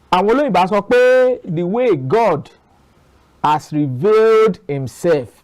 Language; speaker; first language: English; non-native, local second language; Yoruba